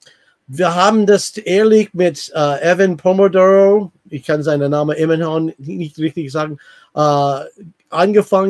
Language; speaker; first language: German; non-native, learner; English